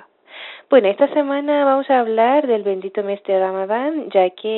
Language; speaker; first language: Spanish; non-native, fluent; Persian